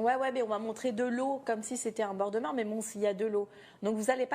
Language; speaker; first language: French; native; French